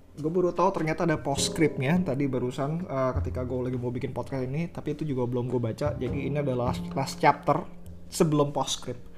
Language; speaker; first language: Indonesian; native; Indonesian